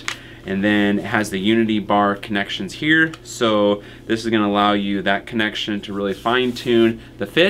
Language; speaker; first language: English; native; English